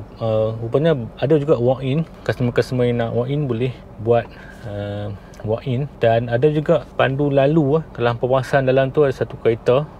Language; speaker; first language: Malay; native; Malay